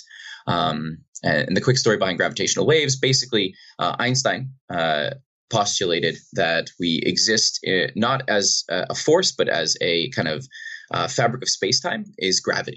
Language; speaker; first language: English; native; English